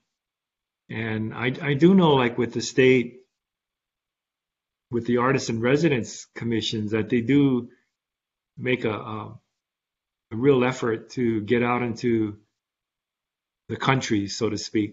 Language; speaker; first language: English; native; English